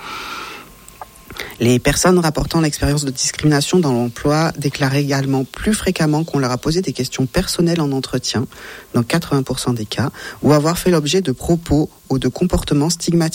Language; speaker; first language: French; native; French